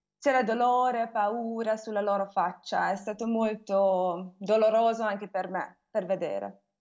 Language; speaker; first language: Italian; non-native, fluent; Hungarian